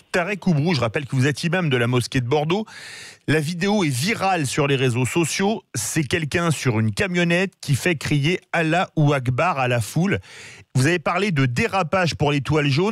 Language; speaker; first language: French; native; French